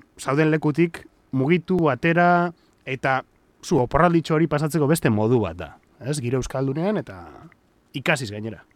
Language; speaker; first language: Basque; native; Basque